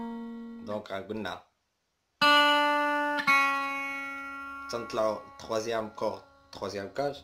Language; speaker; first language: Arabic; native; Arabic